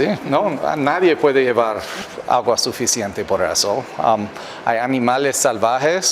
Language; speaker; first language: Spanish; non-native, fluent; English